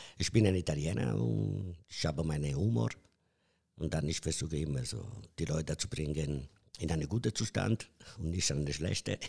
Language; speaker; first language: German; non-native, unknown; Italian